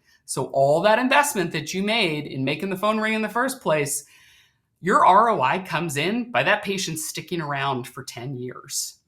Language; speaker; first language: English; native; English